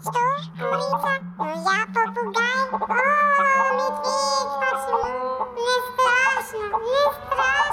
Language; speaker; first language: Russian; non-native, learner; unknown